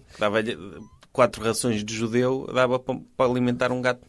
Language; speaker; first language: Portuguese; native; Portuguese